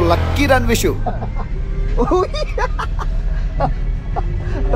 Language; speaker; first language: Spanish; non-native, learner; Telugu